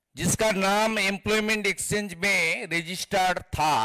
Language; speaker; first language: Hindi; non-native, local second language; Bangla